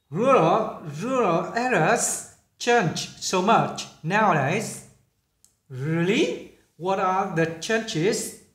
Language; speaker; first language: English; non-native, fluent; Vietnamese